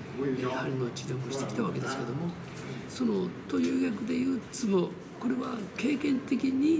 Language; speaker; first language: Japanese; early bilingual, other home language; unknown